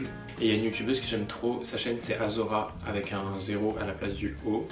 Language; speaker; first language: French; native; French